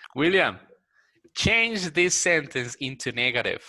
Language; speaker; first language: English; non-native, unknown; Spanish